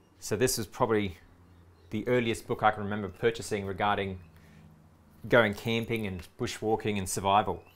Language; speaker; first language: English; native; English